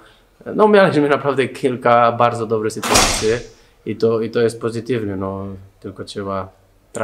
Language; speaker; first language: Polish; non-native, learner; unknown